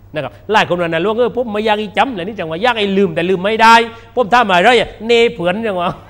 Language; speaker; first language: Thai; non-native, local second language; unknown